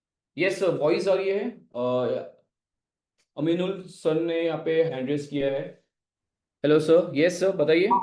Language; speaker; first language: Hindi; native; Hindi